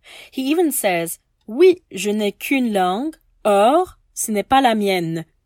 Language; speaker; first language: French; non-native, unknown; English